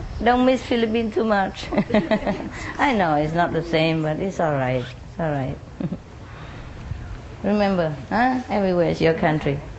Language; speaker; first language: English; non-native, fluent; Vietnamese